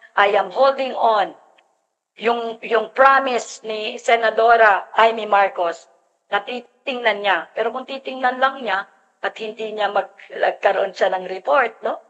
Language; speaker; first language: Filipino; native; Filipino